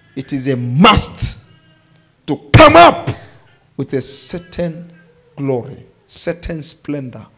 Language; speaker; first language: English; non-native, local second language; Swahili